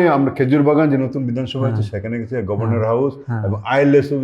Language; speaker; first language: Bangla; non-native, local second language; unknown